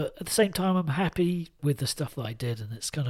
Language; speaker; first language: English; native; English